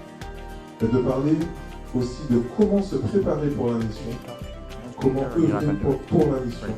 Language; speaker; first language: French; native; French